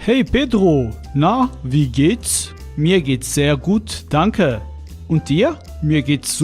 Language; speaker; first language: German; non-native, fluent; Portuguese